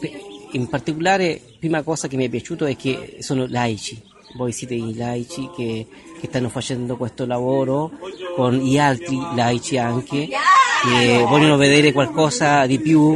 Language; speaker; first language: Italian; non-native, fluent; Spanish